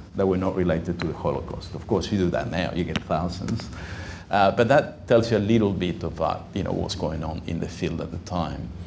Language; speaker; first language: English; non-native, fluent; Spanish